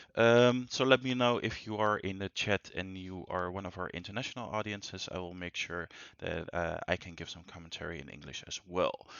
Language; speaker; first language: English; non-native, fluent; Dutch